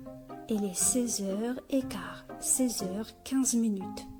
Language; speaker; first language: French; non-native, local second language; Arabic